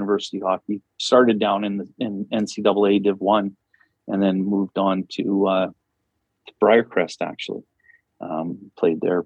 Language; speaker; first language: English; native; English